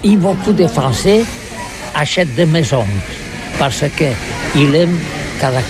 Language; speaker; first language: French; non-native, learner; Catalan